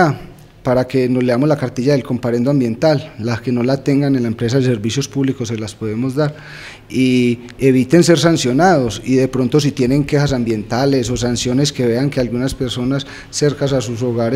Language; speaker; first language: Spanish; native; Spanish